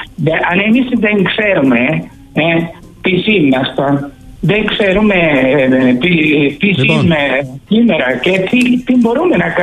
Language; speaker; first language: Greek; early bilingual, heritage; Greek